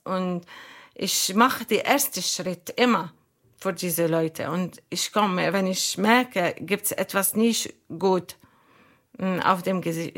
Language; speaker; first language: German; non-native, learner; Arabic